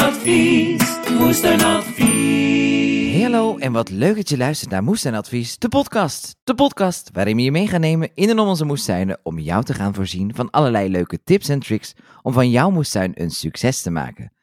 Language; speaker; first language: Dutch; native; Dutch